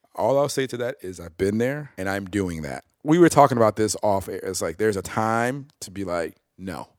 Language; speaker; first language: English; native; English